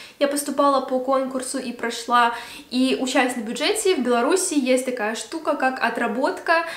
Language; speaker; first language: Russian; native; Russian